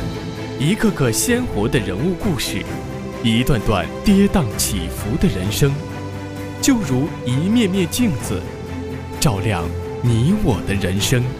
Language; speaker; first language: Chinese; native; Chinese